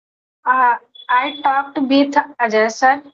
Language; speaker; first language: English; non-native, learner; Hindi